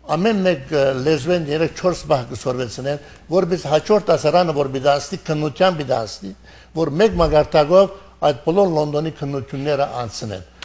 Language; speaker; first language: Armenian; early bilingual, heritage; Armenian